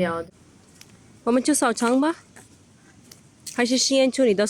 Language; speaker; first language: Chinese; non-native, fluent; Urdu